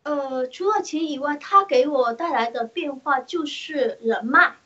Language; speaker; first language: Chinese; early bilingual, heritage; Chinese